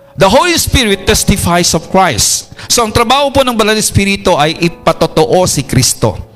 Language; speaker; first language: Filipino; non-native, local second language; Iloko